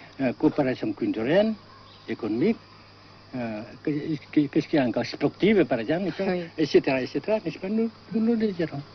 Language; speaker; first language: French; non-native, local second language; Vietnamese